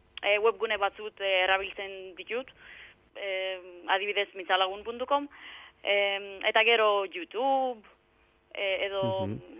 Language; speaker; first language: Basque; non-native, learner; Greek